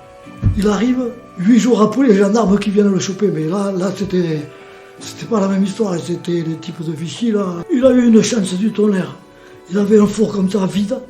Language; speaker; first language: French; native; French